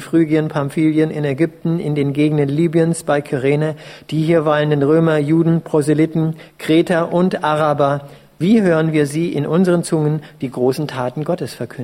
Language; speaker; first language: German; native; German